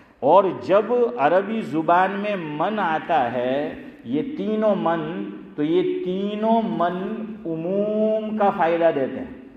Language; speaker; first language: Urdu; non-native, local second language; Gujarati